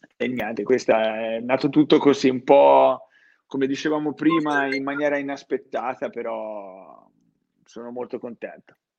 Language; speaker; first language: Italian; native; Italian